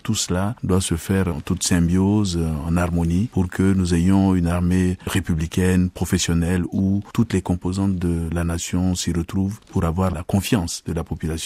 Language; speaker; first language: French; non-native, local second language; Sango